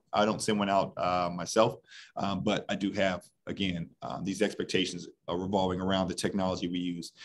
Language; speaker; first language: English; native; English